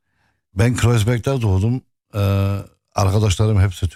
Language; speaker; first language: Turkish; early bilingual, heritage; Arabic